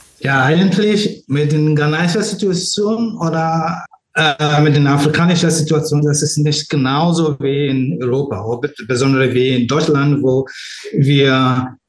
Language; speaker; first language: German; non-native, learner; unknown